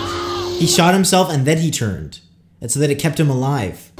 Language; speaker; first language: English; native; English